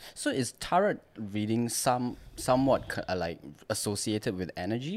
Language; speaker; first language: English; non-native, local second language; Chinese